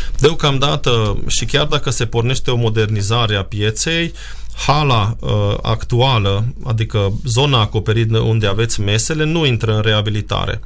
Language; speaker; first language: Romanian; non-native, local second language; Hungarian